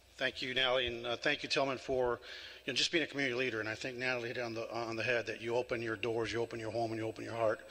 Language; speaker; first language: English; early bilingual, other home language; Spanish